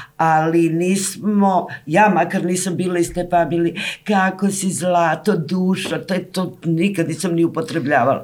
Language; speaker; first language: Serbian; native; Serbian